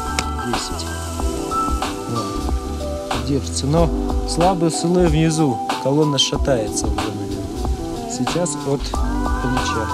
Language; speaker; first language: Russian; native; Russian